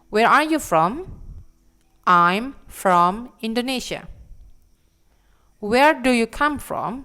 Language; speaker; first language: English; non-native, fluent; Indonesian